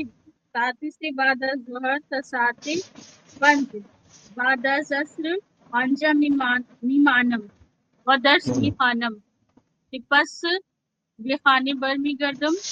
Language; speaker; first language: Persian; non-native, learner; Urdu